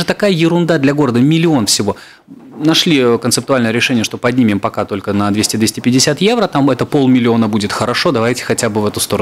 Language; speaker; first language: Russian; native; Russian